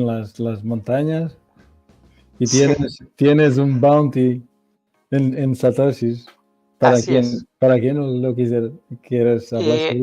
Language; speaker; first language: Spanish; non-native, learner; Portuguese